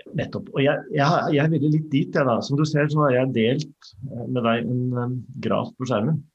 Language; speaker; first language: Norwegian; native; Norwegian